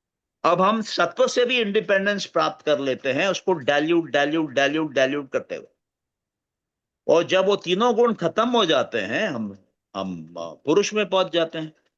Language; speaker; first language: Hindi; native; Hindi